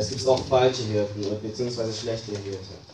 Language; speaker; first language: German; non-native, fluent; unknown